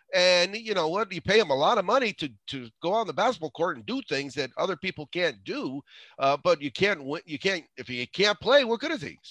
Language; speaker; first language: English; native; English